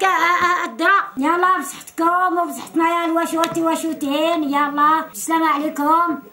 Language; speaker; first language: Arabic; non-native, local second language; Central Atlas Tamazight